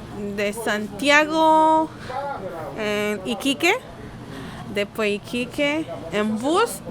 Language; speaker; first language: Spanish; non-native, learner; Haitian Creole